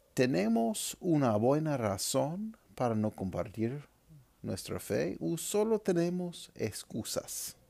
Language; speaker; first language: Spanish; non-native, fluent; English